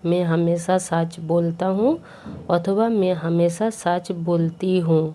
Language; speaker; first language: Hindi; non-native, fluent; Bangla